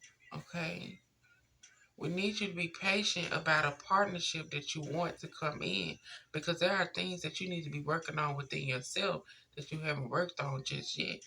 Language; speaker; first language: English; native; English